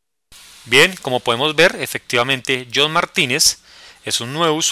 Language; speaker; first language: Spanish; native; Spanish